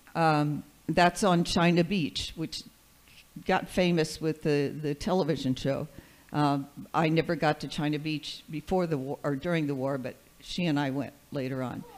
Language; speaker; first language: English; native; English